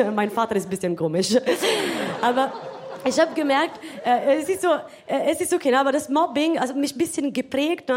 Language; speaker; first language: German; non-native, fluent; Italian